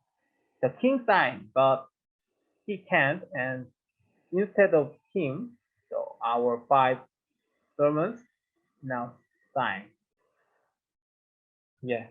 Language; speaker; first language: English; non-native, learner; Korean